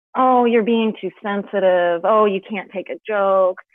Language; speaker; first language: English; native; English